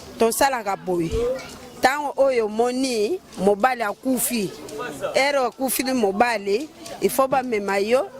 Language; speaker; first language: Lingala; non-native, local second language; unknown